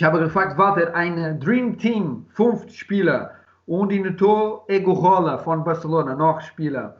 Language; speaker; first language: German; non-native, learner; Portuguese